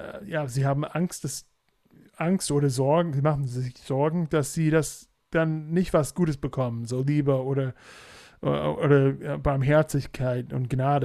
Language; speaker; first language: German; non-native, fluent; English